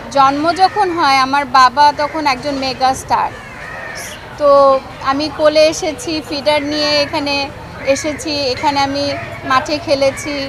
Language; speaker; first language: Bangla; native; Bangla